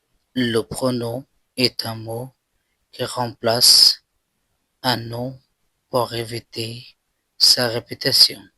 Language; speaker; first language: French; non-native, fluent; Persian